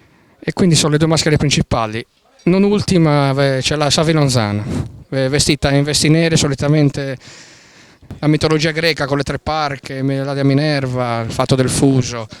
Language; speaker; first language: Italian; native; Italian